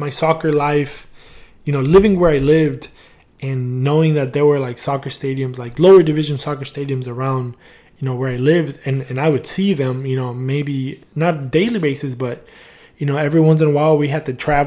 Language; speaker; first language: English; early bilingual, other home language; Spanish